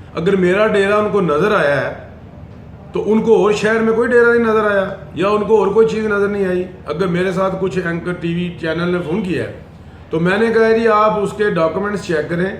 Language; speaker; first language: Urdu; non-native, local second language; Punjabi